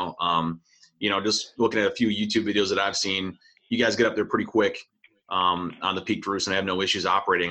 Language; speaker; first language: English; native; English